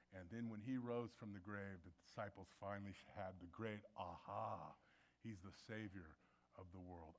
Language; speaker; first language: English; native; English